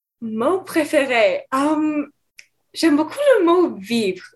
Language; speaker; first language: French; non-native, fluent; English